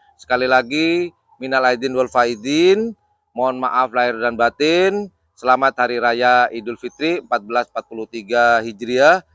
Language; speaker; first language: Indonesian; native; Indonesian